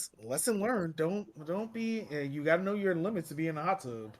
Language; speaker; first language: English; native; English